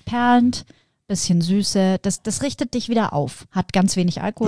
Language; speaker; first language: German; native; German